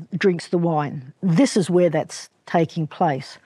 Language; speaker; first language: English; native; English